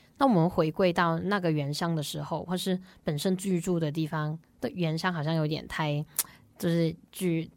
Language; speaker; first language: Chinese; non-native, local second language; Cantonese